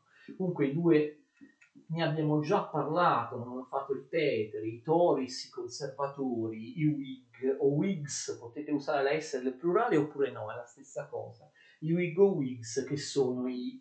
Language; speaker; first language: Italian; native; Italian